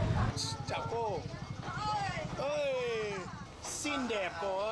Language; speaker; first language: Vietnamese; early bilingual, heritage; English